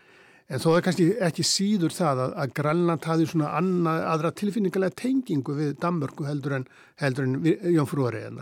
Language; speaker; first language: Icelandic; native; Icelandic